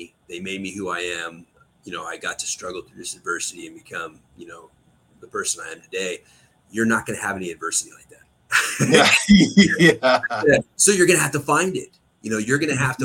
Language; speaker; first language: English; native; English